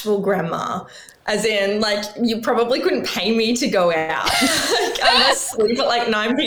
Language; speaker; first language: English; native; English